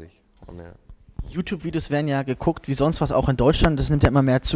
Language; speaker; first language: German; native; German